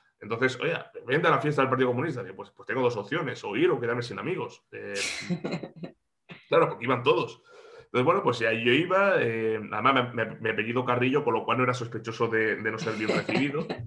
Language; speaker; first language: Spanish; native; Spanish